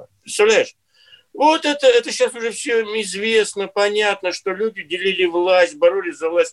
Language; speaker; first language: Russian; native; Russian